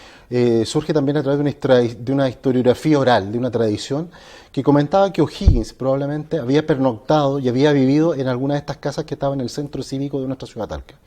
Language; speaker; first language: Spanish; native; Spanish